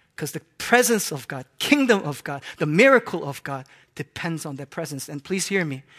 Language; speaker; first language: English; non-native, local second language; Korean